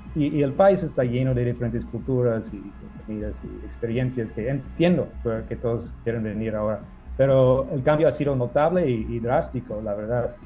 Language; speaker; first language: Spanish; non-native, fluent; English